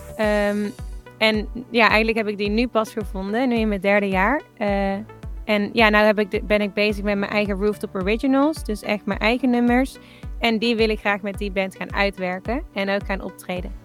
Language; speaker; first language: Dutch; native; Dutch